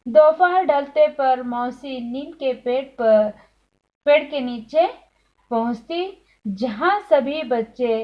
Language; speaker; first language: Hindi; non-native, local second language; Kannada